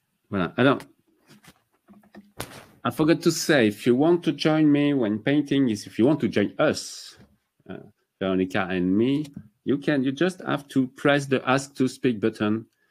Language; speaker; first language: English; non-native, fluent; French